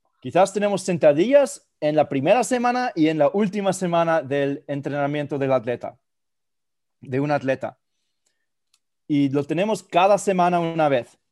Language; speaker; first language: Spanish; non-native, fluent; German